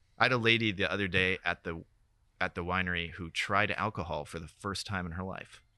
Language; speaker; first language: English; native; English